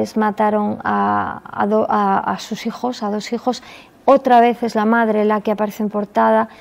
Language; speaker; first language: Spanish; non-native, local second language; Galician